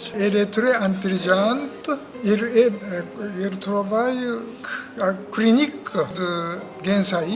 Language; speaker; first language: French; non-native, learner; Japanese